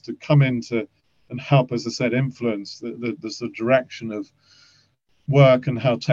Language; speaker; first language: English; native; English